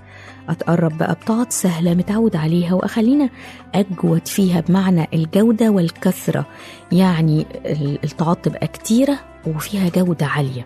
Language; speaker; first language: Arabic; native; Arabic